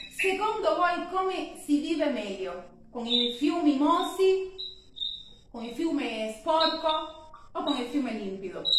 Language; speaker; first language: Italian; non-native, fluent; Spanish